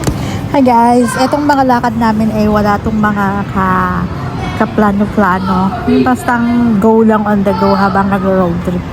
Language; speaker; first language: Filipino; native; Filipino